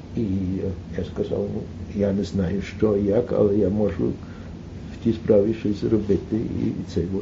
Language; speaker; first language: Ukrainian; early bilingual, heritage; Ukrainian